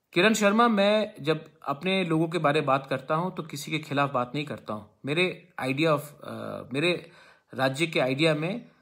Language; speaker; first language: Hindi; non-native, local second language; Kok Borok